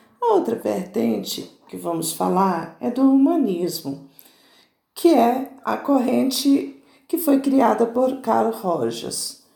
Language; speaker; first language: Portuguese; native; Portuguese